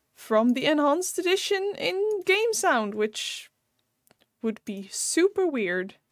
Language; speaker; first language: English; non-native, fluent; Dutch